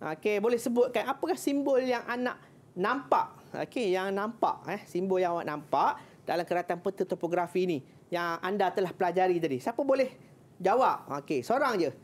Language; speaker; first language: Malay; native; Malay